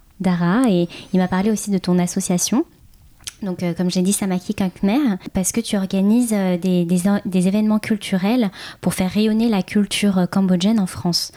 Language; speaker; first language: French; early bilingual, other home language; Khmer